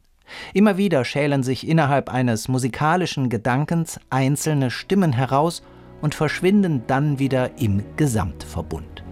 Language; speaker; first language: German; native; German